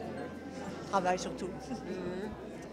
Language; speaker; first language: French; native; French